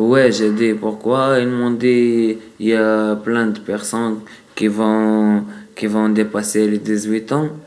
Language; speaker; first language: French; non-native, learner; Arabic